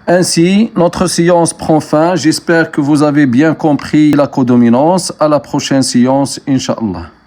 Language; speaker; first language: French; non-native, local second language; Arabic